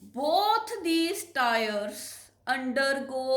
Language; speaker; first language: English; non-native, local second language; Punjabi